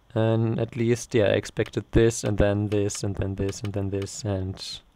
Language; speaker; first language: English; non-native, fluent; German